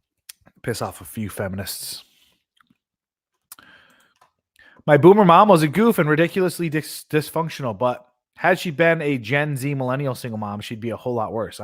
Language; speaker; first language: English; native; English